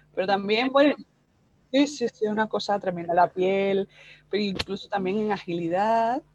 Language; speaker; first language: Spanish; native; Spanish